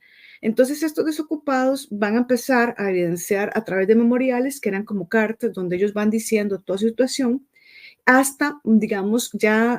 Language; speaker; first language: Spanish; native; Spanish